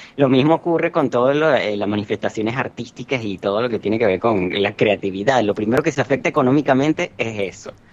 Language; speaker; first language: Spanish; native; Spanish